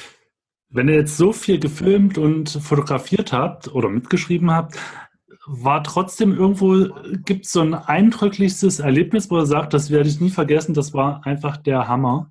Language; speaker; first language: German; native; German